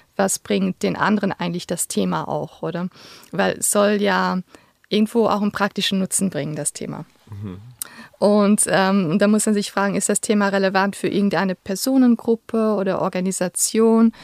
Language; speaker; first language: German; non-native, local second language; Luxembourgish